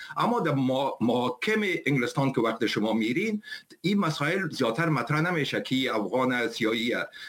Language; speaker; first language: Persian; native; Persian